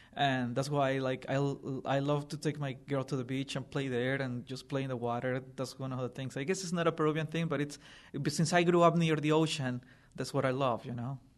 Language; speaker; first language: English; non-native, fluent; Spanish